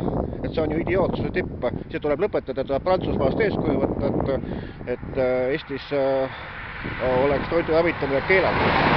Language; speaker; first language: Estonian; native; Estonian